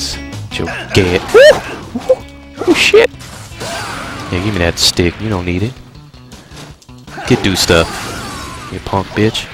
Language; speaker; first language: English; native; English